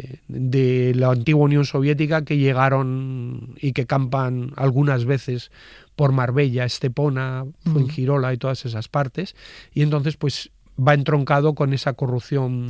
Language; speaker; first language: Spanish; native; Spanish